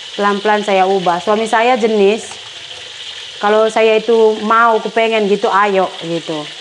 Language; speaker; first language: Indonesian; native; Indonesian